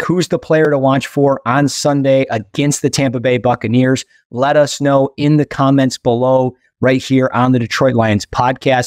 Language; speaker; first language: English; native; English